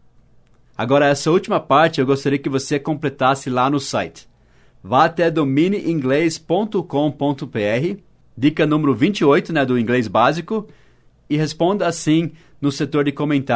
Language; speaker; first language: Portuguese; non-native, fluent; English